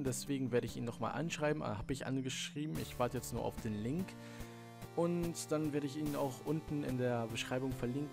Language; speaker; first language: German; native; German